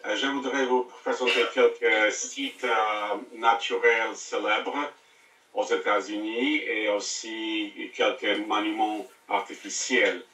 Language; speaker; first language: French; non-native, learner; English